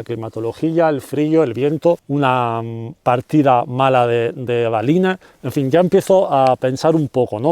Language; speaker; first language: Spanish; native; Spanish